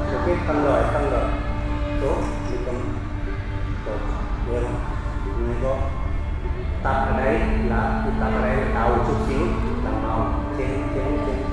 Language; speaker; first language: Vietnamese; non-native, learner; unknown